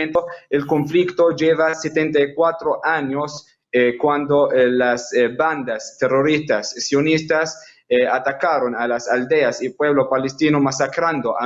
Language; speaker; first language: Spanish; non-native, fluent; Arabic